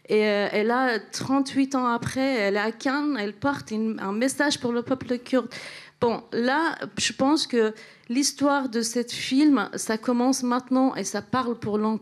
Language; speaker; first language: French; non-native, fluent; Central Kurdish